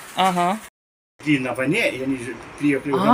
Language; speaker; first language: Russian; early bilingual, heritage; Russian